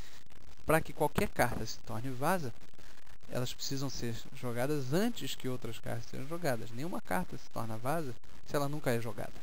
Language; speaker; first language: Portuguese; native; Portuguese